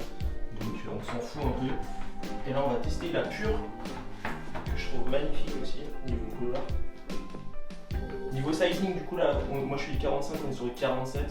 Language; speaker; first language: French; native; French